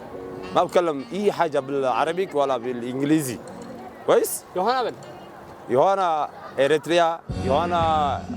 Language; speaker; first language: Arabic; non-native, learner; Tigrinya